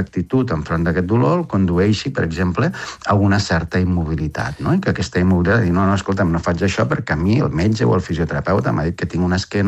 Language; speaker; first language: Catalan; native; Catalan